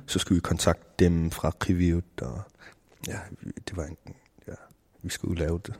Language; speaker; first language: Danish; non-native, local second language; Kalaallisut